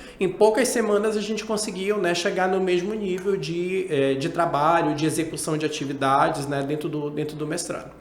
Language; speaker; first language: Portuguese; native; Portuguese